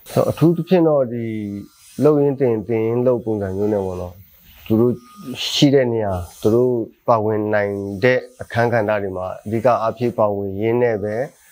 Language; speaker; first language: Burmese; non-native, local second language; Karen languages